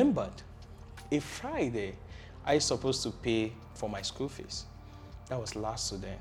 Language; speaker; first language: English; non-native, local second language; Yoruba